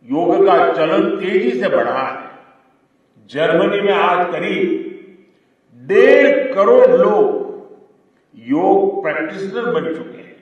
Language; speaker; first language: Hindi; non-native, local second language; Gujarati